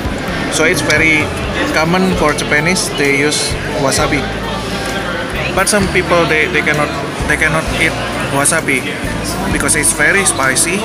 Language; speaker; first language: English; non-native, learner; Indonesian